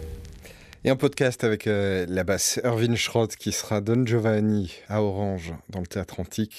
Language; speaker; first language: French; native; French